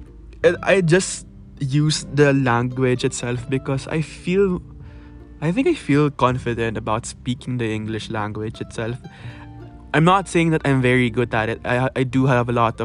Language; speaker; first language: English; non-native, local second language; Filipino